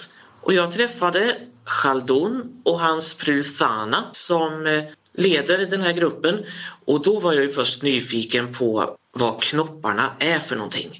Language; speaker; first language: Swedish; native; Swedish